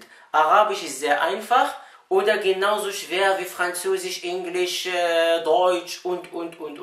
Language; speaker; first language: German; non-native, fluent; Arabic